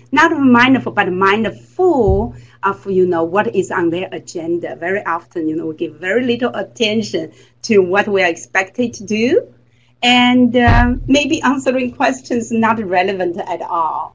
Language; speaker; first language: English; non-native, fluent; Chinese